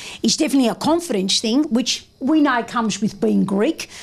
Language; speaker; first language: English; early bilingual, other home language; Greek